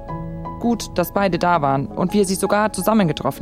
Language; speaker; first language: German; native; German